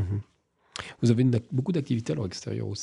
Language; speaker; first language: French; native; French